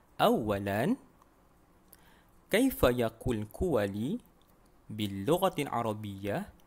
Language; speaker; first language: Arabic; non-native, fluent; Malay